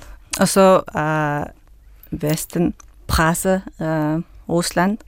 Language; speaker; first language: Danish; non-native, fluent; Russian